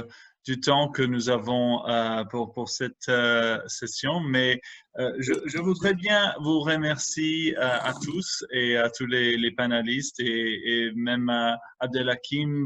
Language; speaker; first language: French; non-native, fluent; English